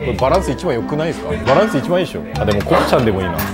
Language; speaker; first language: Japanese; non-native, fluent; Korean